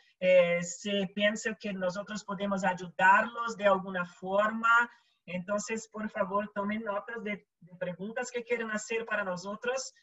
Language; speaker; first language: Portuguese; non-native, learner; Spanish